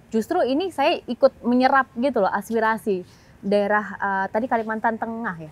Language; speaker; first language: Indonesian; native; Indonesian